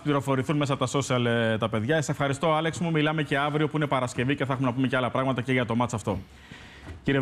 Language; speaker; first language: Greek; native; Greek